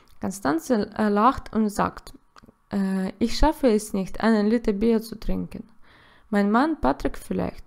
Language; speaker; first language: German; non-native, learner; Russian